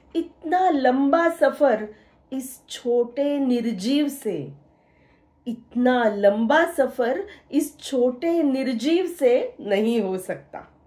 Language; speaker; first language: Hindi; non-native, local second language; Marathi